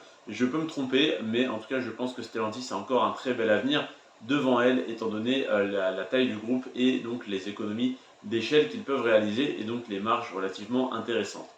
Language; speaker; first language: French; native; French